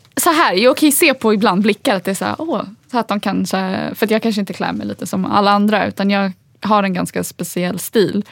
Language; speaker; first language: Swedish; early bilingual, other home language; Arabic